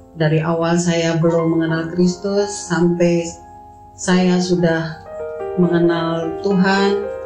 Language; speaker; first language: Indonesian; native; Indonesian